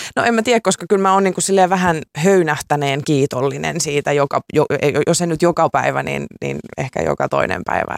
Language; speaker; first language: Finnish; native; Finnish